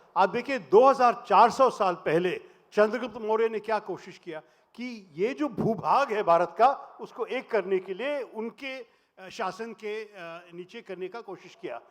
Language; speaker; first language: Hindi; non-native, local second language; Malayalam